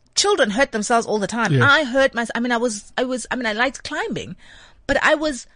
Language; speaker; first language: English; non-native, local second language; Xhosa